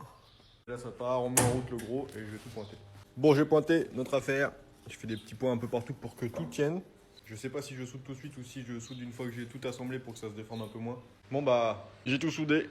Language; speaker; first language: French; native; French